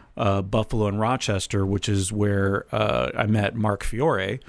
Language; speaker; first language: English; native; English